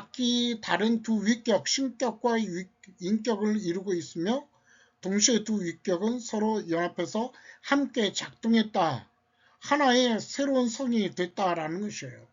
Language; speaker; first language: Korean; native; Korean